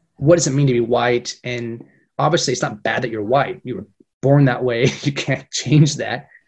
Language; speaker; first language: English; native; English